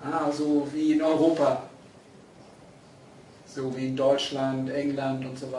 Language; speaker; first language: German; non-native, fluent; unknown